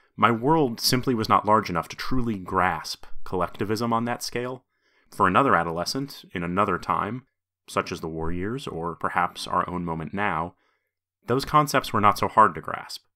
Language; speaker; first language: English; native; English